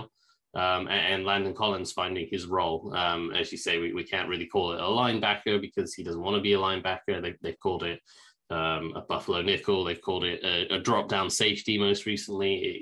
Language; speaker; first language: English; native; English